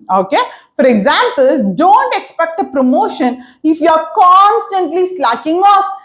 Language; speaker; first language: English; non-native, local second language; Tamil